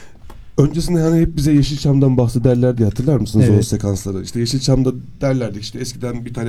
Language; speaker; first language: Turkish; native; Turkish